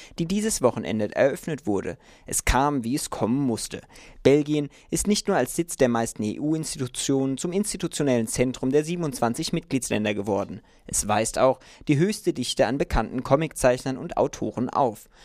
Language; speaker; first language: German; native; German